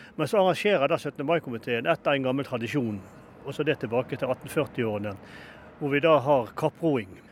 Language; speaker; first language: Norwegian; native; Norwegian